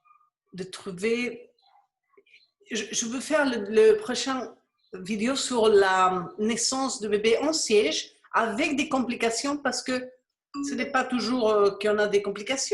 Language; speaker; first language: French; non-native, fluent; Spanish